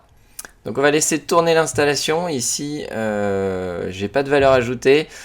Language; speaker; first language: French; native; French